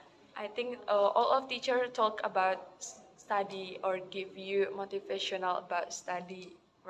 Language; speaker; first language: English; non-native, learner; Indonesian